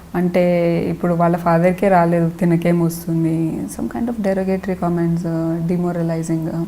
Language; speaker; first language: Telugu; non-native, local second language; Lambadi